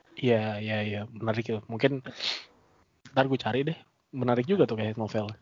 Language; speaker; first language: Indonesian; native; Indonesian